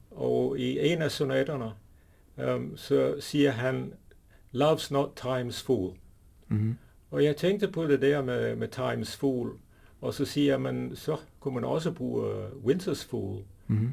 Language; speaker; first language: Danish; non-native, fluent; English